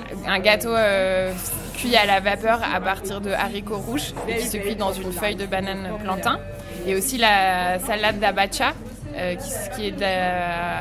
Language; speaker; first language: French; non-native, fluent; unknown